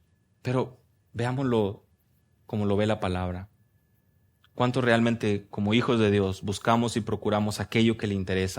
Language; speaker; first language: Spanish; native; Spanish